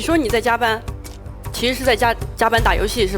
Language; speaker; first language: Chinese; native; Chinese